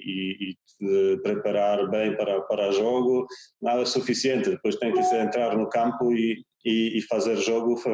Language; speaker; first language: Portuguese; non-native, fluent; Polish